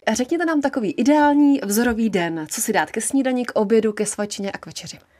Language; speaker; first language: Czech; native; Czech